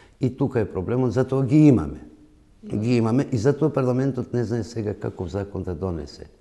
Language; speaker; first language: Macedonian; non-native, local second language; Albanian